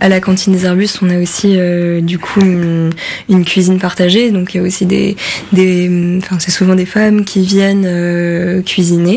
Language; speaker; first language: French; early bilingual, other home language; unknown